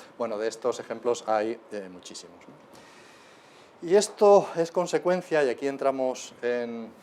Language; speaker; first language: Spanish; native; Spanish